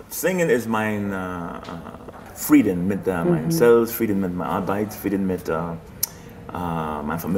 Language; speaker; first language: German; non-native, learner; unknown